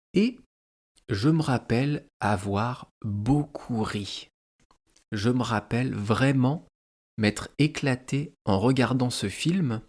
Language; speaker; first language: French; native; French